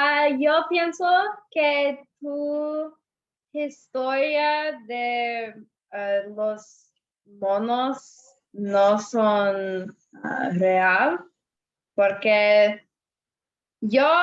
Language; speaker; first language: Spanish; non-native, learner; English